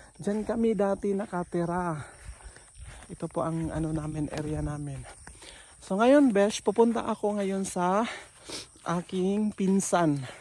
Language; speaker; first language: Filipino; non-native, local second language; Cebuano